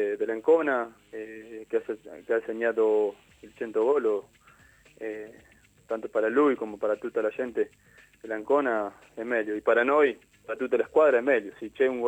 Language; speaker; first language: Italian; non-native, learner; Spanish